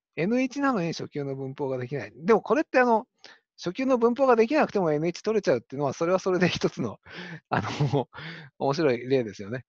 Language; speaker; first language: Japanese; native; Japanese